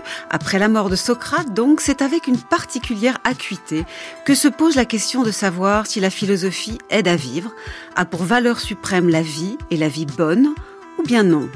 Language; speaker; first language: French; native; French